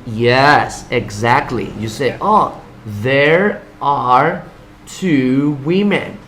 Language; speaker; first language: English; non-native, fluent; Spanish